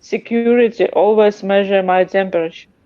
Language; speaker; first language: English; non-native, learner; Russian